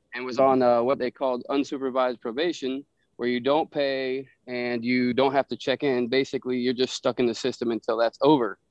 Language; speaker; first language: English; native; English